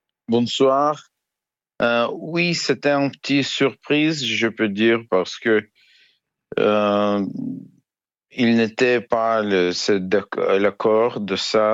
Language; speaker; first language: French; non-native, learner; Ukrainian